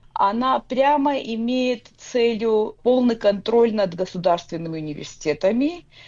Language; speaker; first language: Russian; non-native, local second language; Georgian